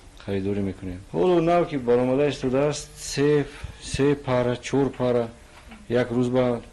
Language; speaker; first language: Tajik; non-native, local second language; Shughni